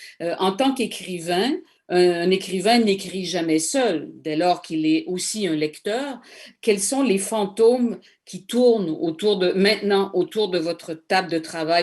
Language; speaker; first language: French; native; French